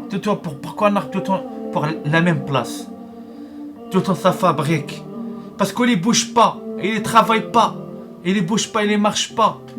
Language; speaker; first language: French; non-native, learner; Arabic